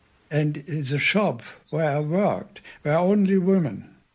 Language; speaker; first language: English; non-native, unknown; German